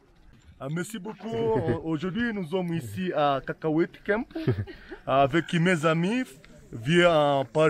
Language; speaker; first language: French; non-native, learner; Swahili